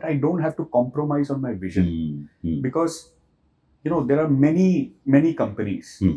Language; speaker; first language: English; non-native, local second language; Hindi